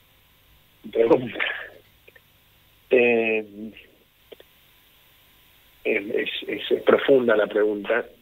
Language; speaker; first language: Spanish; native; Spanish